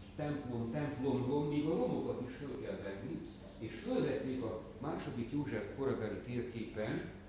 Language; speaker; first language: Hungarian; native; Hungarian